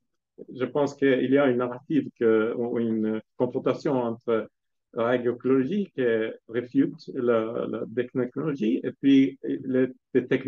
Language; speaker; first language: French; non-native, fluent; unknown